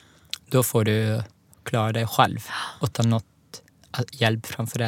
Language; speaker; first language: Swedish; non-native, fluent; Arabic